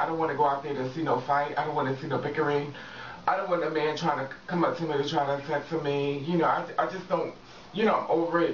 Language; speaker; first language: English; native; English